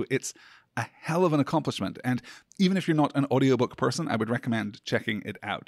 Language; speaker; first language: English; native; English